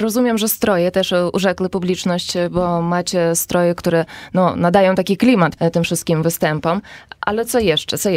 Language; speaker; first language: Polish; native; Polish